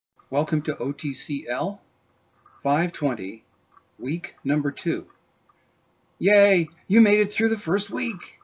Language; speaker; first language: English; native; English